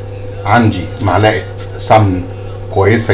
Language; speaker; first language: Arabic; native; Arabic